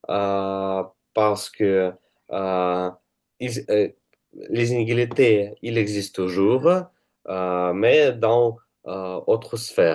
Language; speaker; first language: French; non-native, learner; Russian